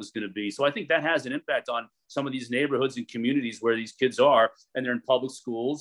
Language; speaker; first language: English; native; English